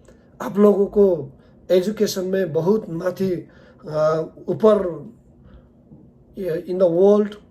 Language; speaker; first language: Hindi; non-native, learner; Nepali